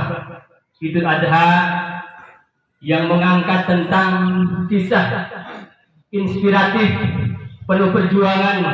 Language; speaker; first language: Indonesian; native; Indonesian